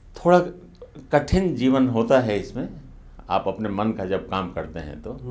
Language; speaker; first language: Hindi; native; Hindi